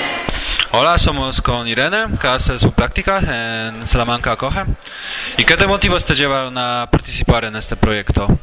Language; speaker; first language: Spanish; native; Spanish